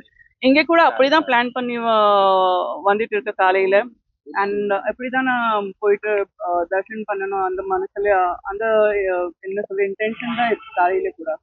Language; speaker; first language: Tamil; non-native, local second language; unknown